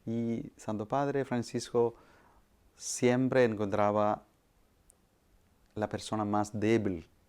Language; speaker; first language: Spanish; non-native, fluent; Malayalam